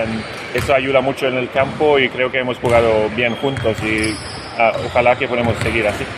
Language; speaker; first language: Spanish; non-native, fluent; Swedish